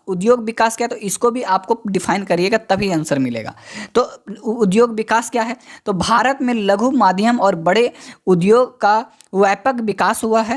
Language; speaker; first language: Hindi; native; Hindi